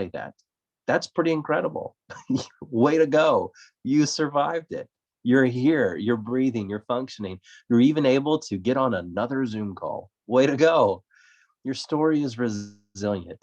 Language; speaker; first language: English; native; English